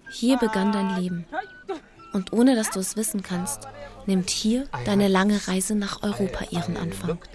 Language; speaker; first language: German; native; German